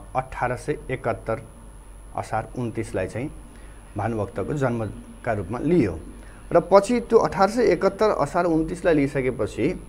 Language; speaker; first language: Nepali; native; Nepali